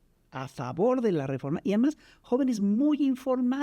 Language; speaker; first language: Spanish; native; Spanish